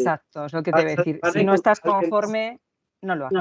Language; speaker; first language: Spanish; native; Spanish